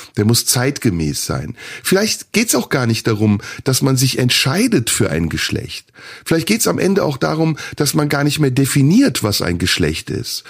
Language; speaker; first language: German; early bilingual, other home language; Turkish